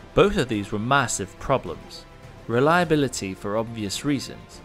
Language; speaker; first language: English; non-native, local second language; Cantonese